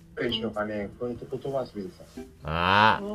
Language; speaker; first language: Japanese; non-native, learner; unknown